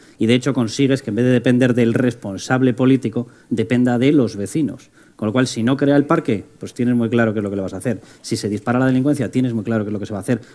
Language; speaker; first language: Spanish; native; Spanish